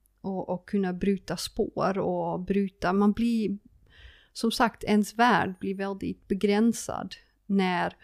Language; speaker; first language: Swedish; non-native, fluent; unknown